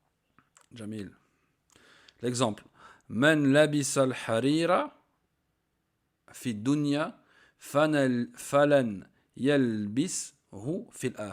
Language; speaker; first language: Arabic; non-native, fluent; French